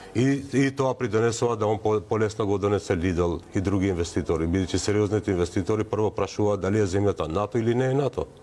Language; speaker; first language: Macedonian; non-native, local second language; Albanian